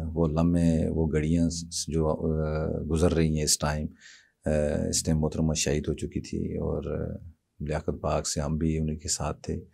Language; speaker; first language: Urdu; non-native, local second language; Punjabi